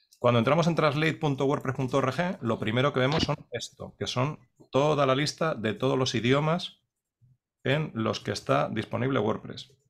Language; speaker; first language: Spanish; native; Spanish